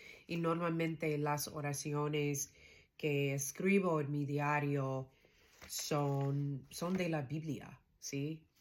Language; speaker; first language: Spanish; non-native, learner; English